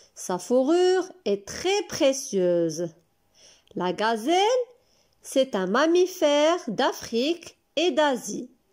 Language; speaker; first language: French; non-native, local second language; Arabic